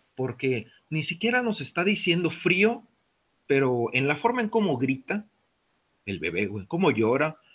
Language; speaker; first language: Spanish; native; Spanish